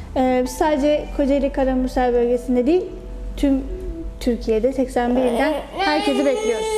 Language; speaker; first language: Turkish; native; Turkish